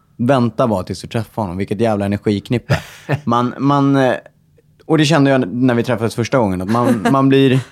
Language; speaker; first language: Swedish; native; Swedish